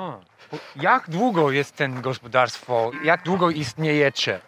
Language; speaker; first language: Polish; non-native, learner; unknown